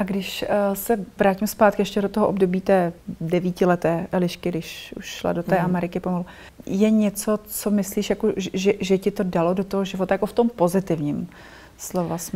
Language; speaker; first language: Czech; native; Czech